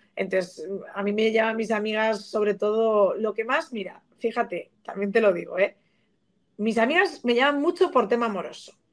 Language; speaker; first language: Spanish; native; Spanish